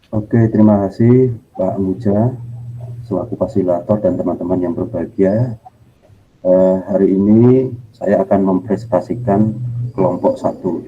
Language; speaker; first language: Indonesian; native; Indonesian